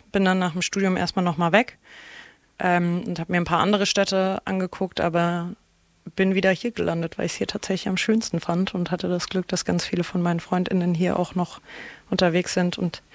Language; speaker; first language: German; native; German